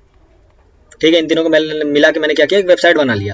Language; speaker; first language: Hindi; native; Hindi